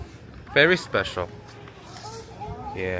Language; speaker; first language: English; non-native, learner; Korean